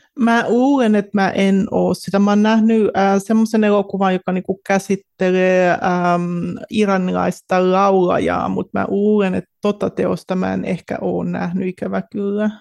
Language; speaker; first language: Finnish; early bilingual, heritage; Finnish